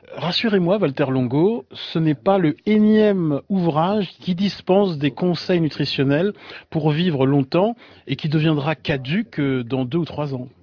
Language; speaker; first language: French; native; French